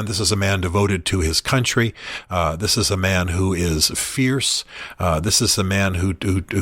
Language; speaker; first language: English; native; English